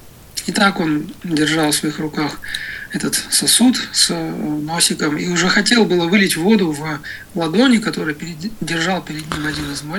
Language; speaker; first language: Russian; native; Russian